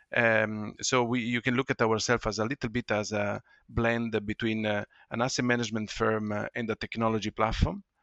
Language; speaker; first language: English; non-native, fluent; Italian